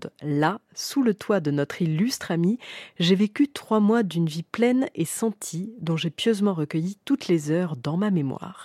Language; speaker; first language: French; native; French